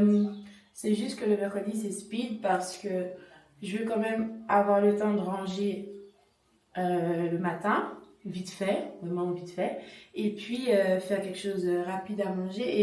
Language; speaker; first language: French; native; French